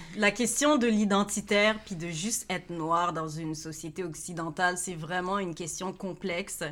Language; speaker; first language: French; native; French